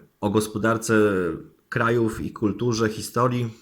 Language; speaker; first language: Polish; native; Polish